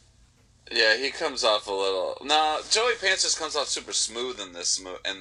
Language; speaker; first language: English; native; English